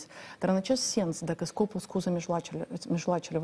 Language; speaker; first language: Romanian; native; Romanian